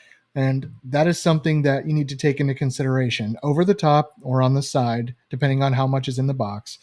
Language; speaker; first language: English; native; English